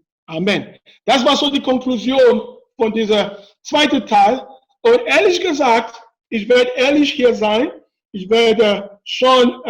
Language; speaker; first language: German; non-native, fluent; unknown